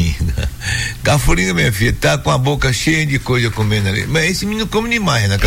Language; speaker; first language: Portuguese; native; Portuguese